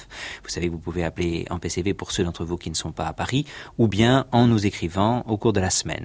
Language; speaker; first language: French; native; French